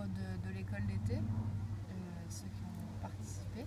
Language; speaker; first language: French; native; French